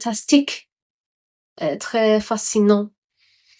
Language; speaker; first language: French; non-native, learner; Cantonese